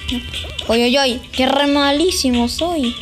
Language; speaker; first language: Spanish; native; Spanish